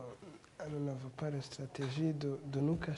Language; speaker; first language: French; non-native, learner; Kinyarwanda